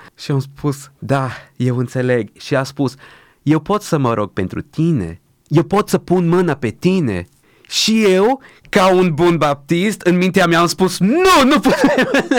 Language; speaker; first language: Romanian; early bilingual, other home language; Portuguese